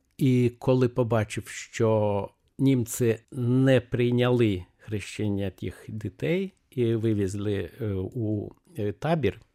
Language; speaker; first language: Ukrainian; non-native, fluent; Lithuanian